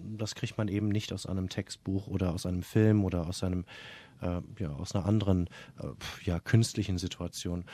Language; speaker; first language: German; native; German